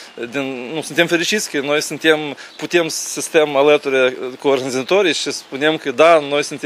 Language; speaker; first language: Romanian; non-native, fluent; Ukrainian